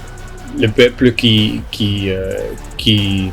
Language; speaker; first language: French; non-native, local second language; Dutch